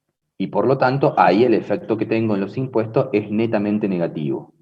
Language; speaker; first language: Spanish; native; Spanish